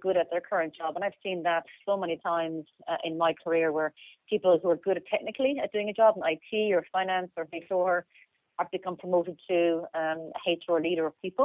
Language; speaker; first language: English; native; English